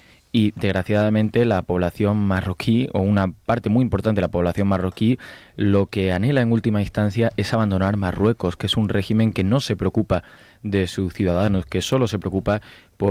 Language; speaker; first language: Spanish; native; Spanish